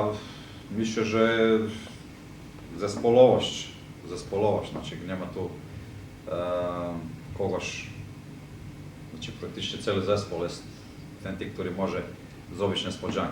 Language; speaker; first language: Polish; non-native, fluent; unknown